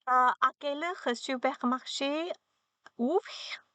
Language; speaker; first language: French; non-native, learner; Chinese